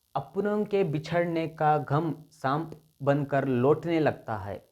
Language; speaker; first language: Hindi; non-native, local second language; Kannada